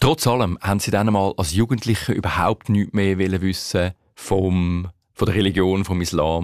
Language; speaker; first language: German; native; German